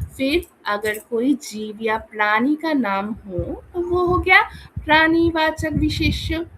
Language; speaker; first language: Hindi; non-native, local second language; Bangla